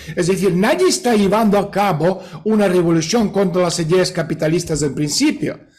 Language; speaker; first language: Spanish; non-native, fluent; Russian